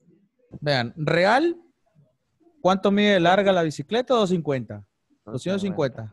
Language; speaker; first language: Spanish; native; Spanish